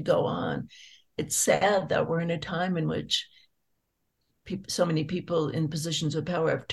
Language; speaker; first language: English; native; English